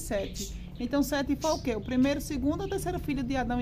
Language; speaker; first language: Portuguese; native; Portuguese